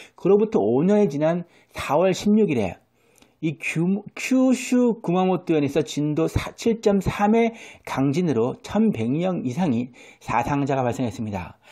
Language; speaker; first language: Korean; native; Korean